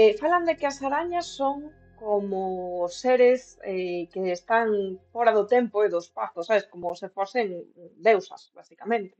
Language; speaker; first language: Galician; non-native, local second language; Spanish